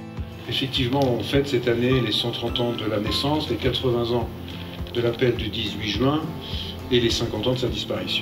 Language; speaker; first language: French; native; French